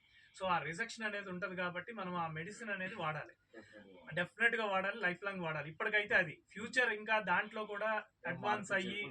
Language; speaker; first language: Telugu; native; Telugu